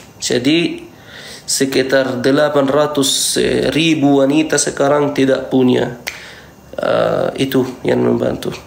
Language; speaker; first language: Indonesian; non-native, fluent; Arabic